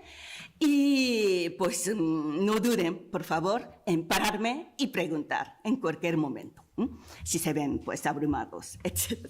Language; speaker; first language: Spanish; non-native, fluent; Japanese